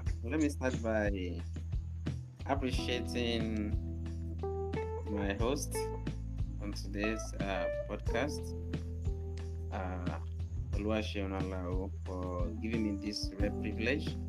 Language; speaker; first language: English; non-native, local second language; Yoruba